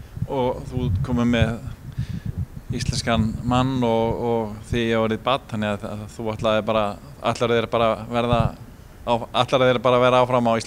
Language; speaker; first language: Icelandic; native; Icelandic